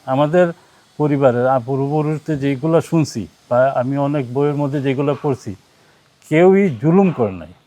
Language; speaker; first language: Bangla; native; Bangla